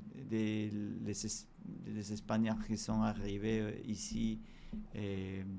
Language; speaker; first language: French; non-native, fluent; Spanish